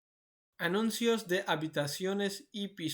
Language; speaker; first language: Spanish; non-native, learner; Urdu